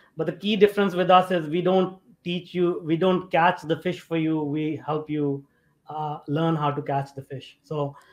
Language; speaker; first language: English; non-native, local second language; Hindi